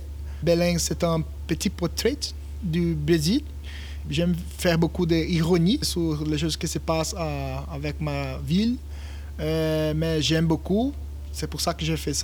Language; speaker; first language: French; non-native, learner; Portuguese